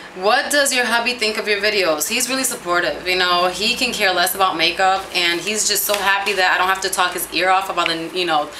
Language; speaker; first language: English; early bilingual, other home language; Spanish